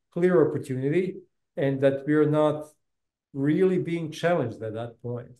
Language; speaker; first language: English; non-native, fluent; Bosnian